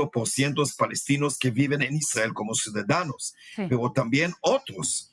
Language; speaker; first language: Spanish; non-native, fluent; Hebrew